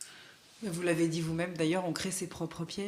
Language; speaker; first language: French; native; French